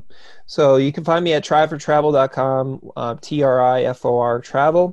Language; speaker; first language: English; native; English